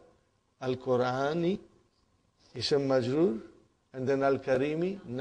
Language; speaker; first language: Arabic; non-native, fluent; Urdu